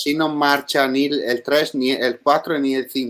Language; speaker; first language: Spanish; non-native, learner; Italian